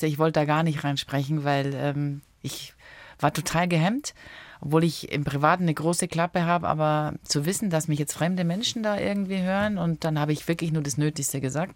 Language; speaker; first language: German; early bilingual, other home language; Italian